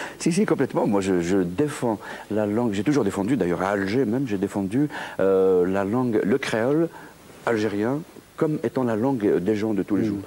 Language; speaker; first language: French; non-native, local second language; Kabyle